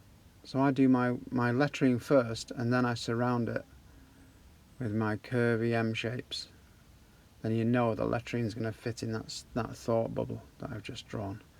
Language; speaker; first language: English; native; English